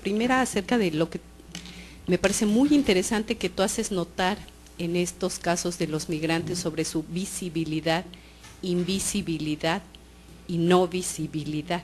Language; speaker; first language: Spanish; native; Spanish